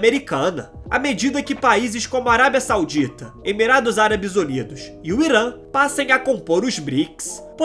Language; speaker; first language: Portuguese; native; Portuguese